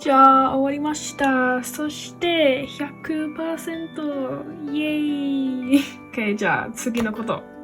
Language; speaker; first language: Japanese; non-native, learner; English